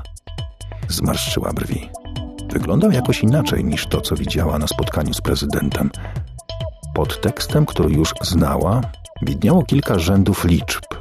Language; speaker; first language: Polish; native; Polish